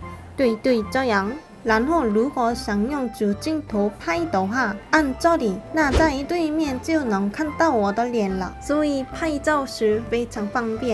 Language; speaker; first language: Chinese; non-native, fluent; Korean